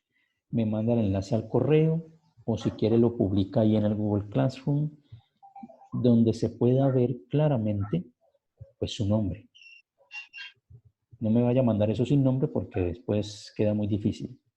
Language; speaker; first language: Spanish; native; Spanish